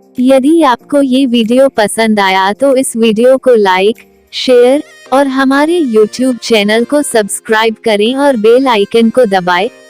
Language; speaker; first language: Hindi; non-native, local second language; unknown